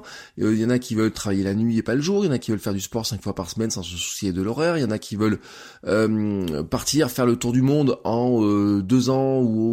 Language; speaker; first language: French; native; French